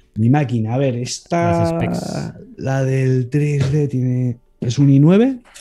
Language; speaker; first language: Spanish; native; Spanish